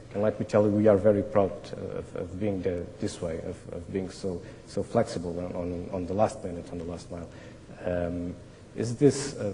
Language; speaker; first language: English; non-native, fluent; Portuguese